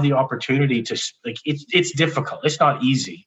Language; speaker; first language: English; native; English